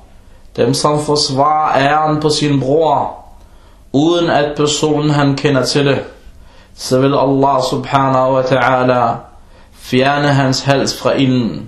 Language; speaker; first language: Danish; early bilingual, other home language; Arabic